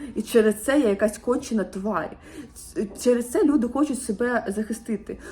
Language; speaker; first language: Ukrainian; non-native, local second language; Russian